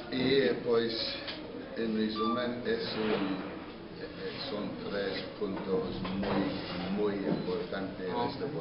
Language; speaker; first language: Spanish; non-native, fluent; English